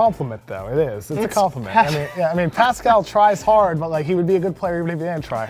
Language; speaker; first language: English; native; English